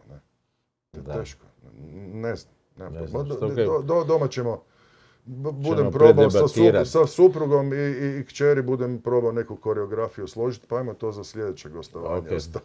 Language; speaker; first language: Serbian; native; Serbian